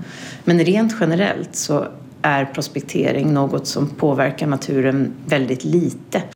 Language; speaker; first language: Swedish; native; Swedish